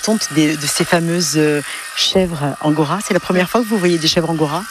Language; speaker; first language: French; native; French